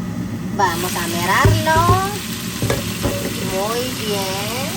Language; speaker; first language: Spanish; non-native, fluent; Filipino